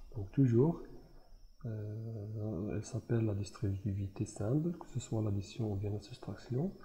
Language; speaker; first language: French; non-native, local second language; Arabic